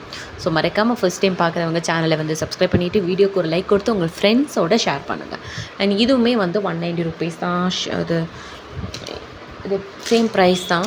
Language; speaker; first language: Tamil; native; Tamil